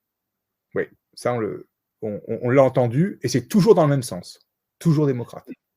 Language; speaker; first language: French; native; French